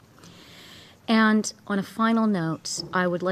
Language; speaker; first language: English; native; English